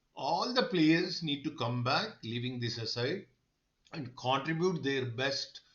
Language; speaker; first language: English; non-native, local second language; Telugu